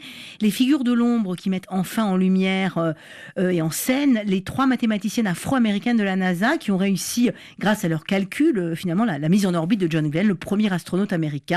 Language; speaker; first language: French; native; French